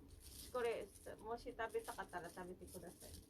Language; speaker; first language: Japanese; non-native, fluent; Filipino